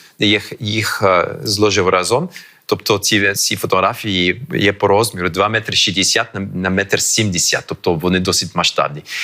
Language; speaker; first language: Ukrainian; early bilingual, heritage; French